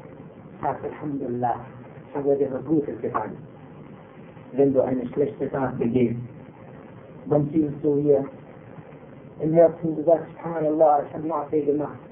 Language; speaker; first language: German; non-native, fluent; Arabic